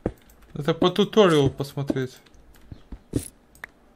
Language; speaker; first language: Russian; native; Russian